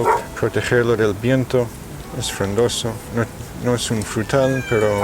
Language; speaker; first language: Spanish; non-native, fluent; English